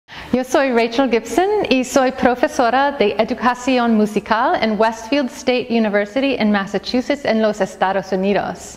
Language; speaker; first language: Spanish; non-native, fluent; English